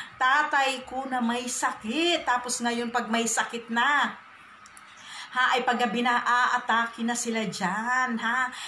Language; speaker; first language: Filipino; non-native, local second language; Masbatenyo